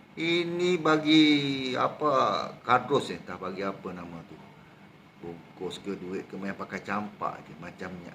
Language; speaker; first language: Malay; native; Malay